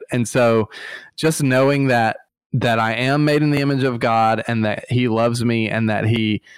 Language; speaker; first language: English; native; English